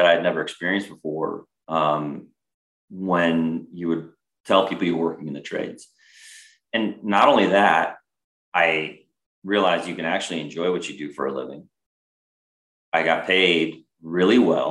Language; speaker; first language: English; native; English